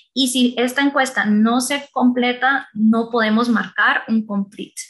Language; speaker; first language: Spanish; native; Spanish